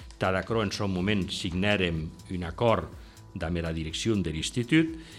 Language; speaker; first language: Catalan; non-native, local second language; Occitan